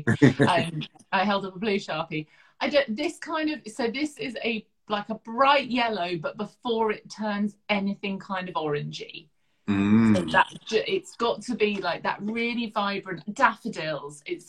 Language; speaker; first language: English; native; English